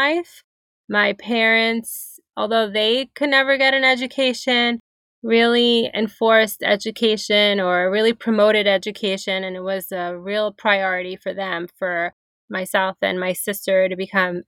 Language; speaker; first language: English; native; English